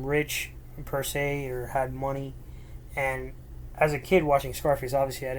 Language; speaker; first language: English; early bilingual, other home language; Spanish